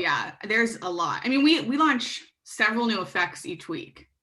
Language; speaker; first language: English; native; English